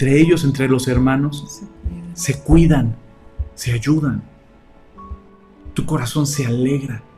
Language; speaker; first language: Spanish; native; Spanish